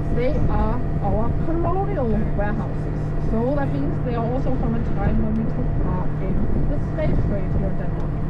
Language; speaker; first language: English; non-native, fluent; Danish